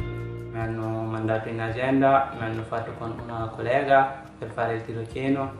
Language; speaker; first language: Italian; non-native, learner; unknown